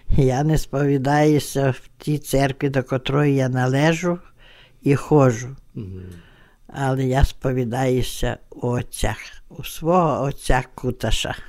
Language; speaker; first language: Ukrainian; native; Ukrainian